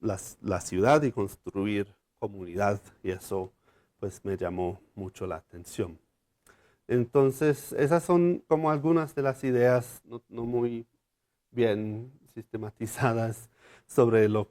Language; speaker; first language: Spanish; non-native, fluent; English